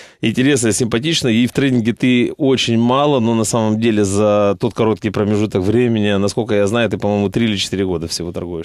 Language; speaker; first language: Russian; native; Russian